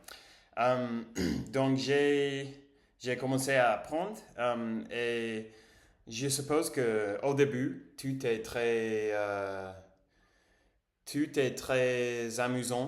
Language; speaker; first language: French; non-native, learner; English